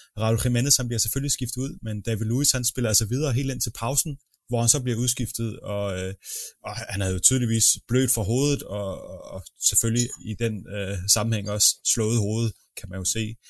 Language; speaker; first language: Danish; native; Danish